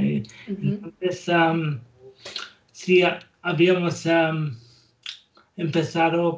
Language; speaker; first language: Spanish; non-native, learner; German